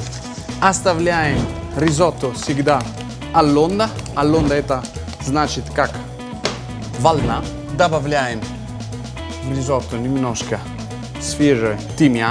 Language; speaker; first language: Russian; non-native, fluent; Italian